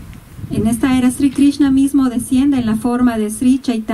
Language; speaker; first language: Spanish; native; Spanish